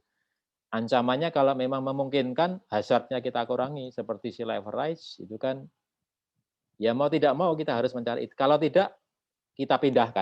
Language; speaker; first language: Indonesian; native; Indonesian